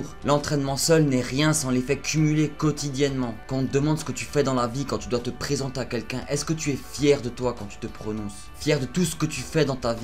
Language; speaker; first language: French; native; French